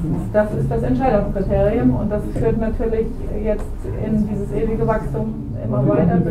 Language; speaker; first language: German; native; German